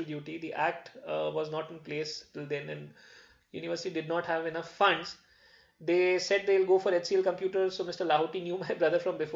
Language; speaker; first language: English; non-native, local second language; Hindi